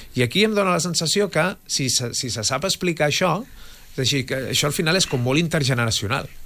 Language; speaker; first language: Catalan; native; Catalan